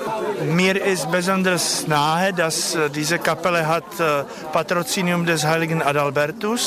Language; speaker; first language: German; non-native, fluent; Czech